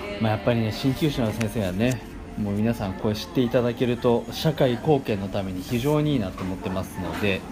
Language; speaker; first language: Japanese; native; Japanese